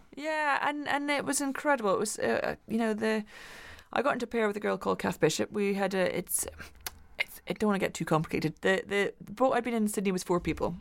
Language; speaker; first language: English; native; English